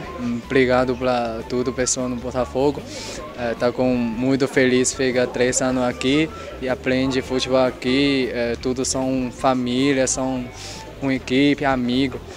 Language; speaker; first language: Portuguese; non-native, learner; Chinese